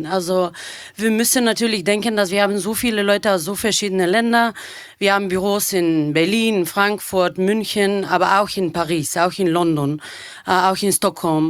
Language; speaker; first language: German; non-native, fluent; Bulgarian